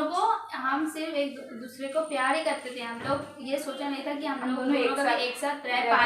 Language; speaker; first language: Hindi; non-native, local second language; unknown